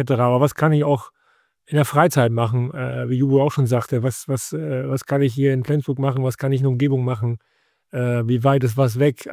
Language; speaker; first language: German; native; German